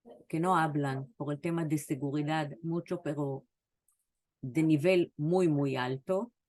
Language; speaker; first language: Spanish; non-native, fluent; Hebrew